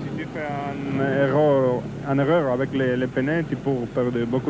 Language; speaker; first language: French; non-native, fluent; Spanish